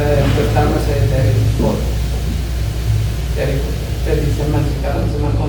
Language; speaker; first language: Indonesian; non-native, learner; Arabic